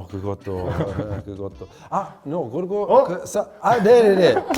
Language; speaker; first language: Korean; non-native, fluent; Italian